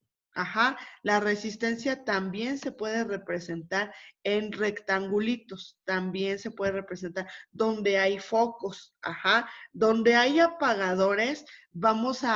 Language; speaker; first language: Spanish; native; Spanish